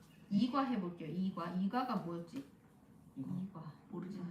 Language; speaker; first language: Korean; native; Korean